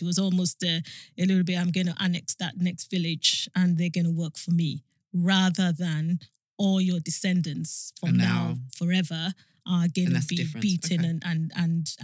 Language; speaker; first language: English; non-native, local second language; Yoruba